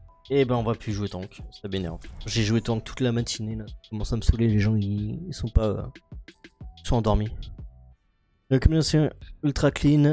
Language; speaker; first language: French; native; French